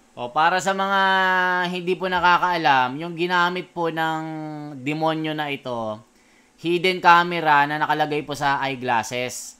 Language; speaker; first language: Filipino; native; Filipino